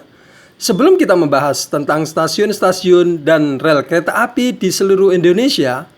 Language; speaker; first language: Indonesian; native; Indonesian